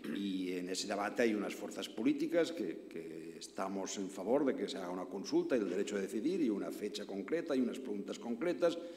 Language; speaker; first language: Spanish; non-native, local second language; Catalan